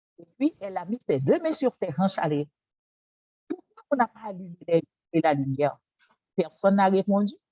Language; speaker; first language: French; non-native, local second language; Haitian Creole